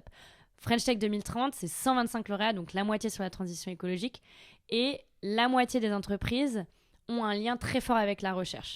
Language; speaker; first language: French; native; French